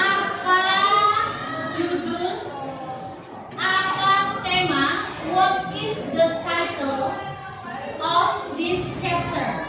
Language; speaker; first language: English; non-native, local second language; Indonesian